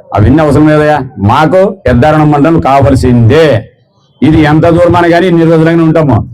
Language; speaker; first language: Telugu; native; Telugu